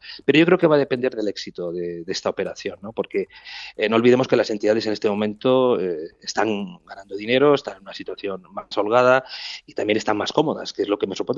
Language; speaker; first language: Spanish; native; Spanish